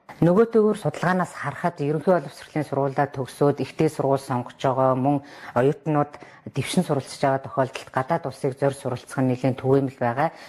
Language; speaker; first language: Mongolian; native; Mongolian